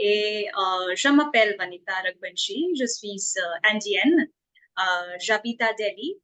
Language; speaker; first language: French; non-native, fluent; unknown